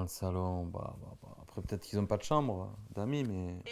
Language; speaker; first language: French; native; French